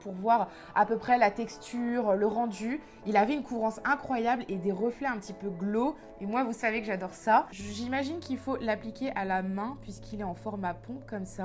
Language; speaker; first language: French; native; French